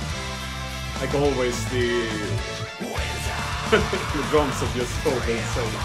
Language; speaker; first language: English; non-native, fluent; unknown